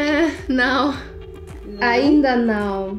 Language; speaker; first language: Portuguese; non-native, learner; German